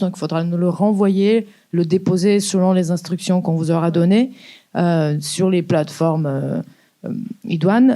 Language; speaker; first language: French; native; French